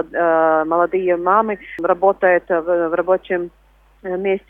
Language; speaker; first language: Russian; non-native, local second language; Latvian